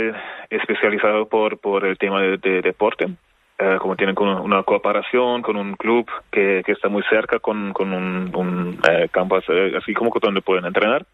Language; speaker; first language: Spanish; non-native, fluent; German